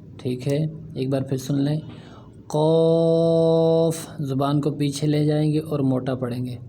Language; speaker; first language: Urdu; native; Urdu